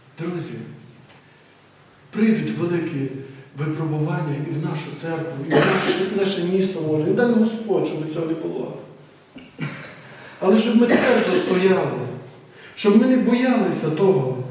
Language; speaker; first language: Ukrainian; native; Ukrainian